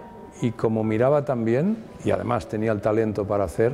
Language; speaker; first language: Spanish; native; Spanish